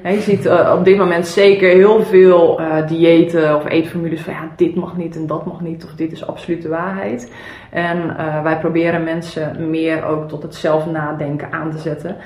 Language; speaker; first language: Dutch; early bilingual, other home language; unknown